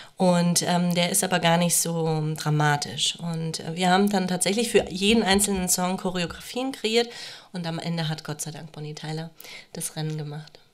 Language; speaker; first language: German; early bilingual, other home language; Romanian